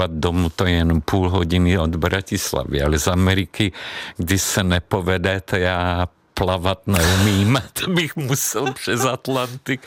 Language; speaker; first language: Czech; non-native, fluent; Hungarian